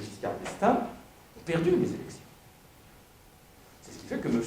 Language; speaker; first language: French; native; French